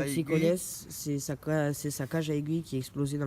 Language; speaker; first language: French; native; French